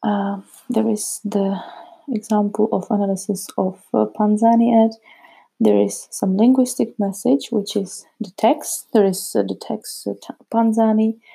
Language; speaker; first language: English; non-native, fluent; Czech